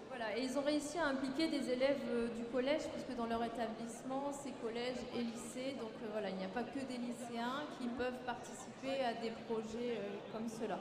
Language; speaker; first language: French; native; French